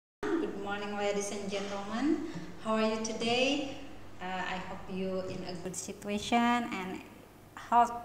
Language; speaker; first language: English; non-native, learner; Indonesian